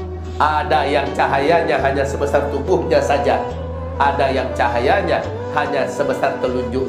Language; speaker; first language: Indonesian; native; Indonesian